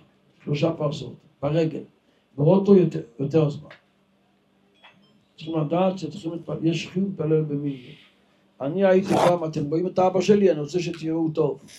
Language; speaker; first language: Hebrew; non-native, local second language; Yiddish